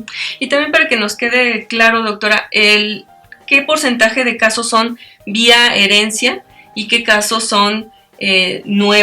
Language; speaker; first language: Spanish; native; Spanish